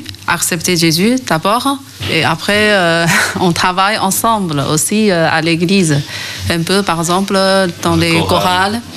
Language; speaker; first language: French; non-native, learner; Chinese